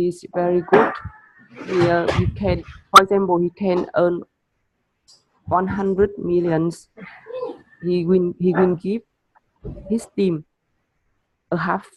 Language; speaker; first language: English; non-native, learner; Vietnamese